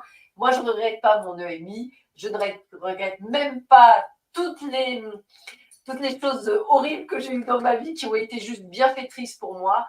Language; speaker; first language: French; native; French